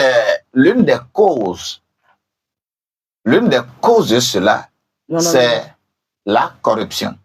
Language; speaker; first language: French; non-native, local second language; Ewe